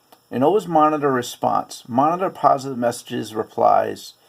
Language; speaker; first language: English; native; English